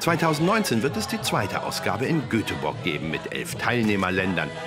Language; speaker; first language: German; native; German